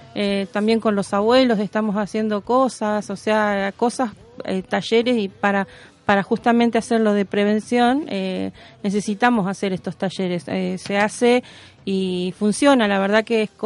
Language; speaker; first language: Spanish; native; Spanish